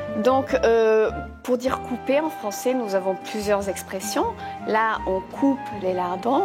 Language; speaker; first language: French; native; French